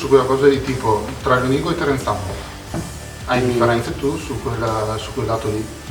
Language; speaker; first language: Italian; native; Italian